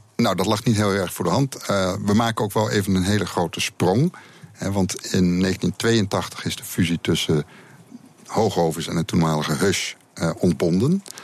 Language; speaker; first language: Dutch; native; Dutch